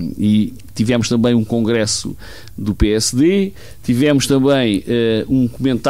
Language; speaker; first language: Portuguese; native; Portuguese